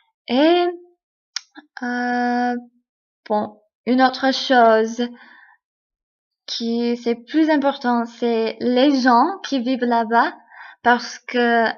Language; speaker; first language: French; non-native, learner; English